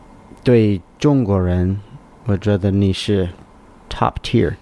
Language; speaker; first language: Chinese; non-native, learner; English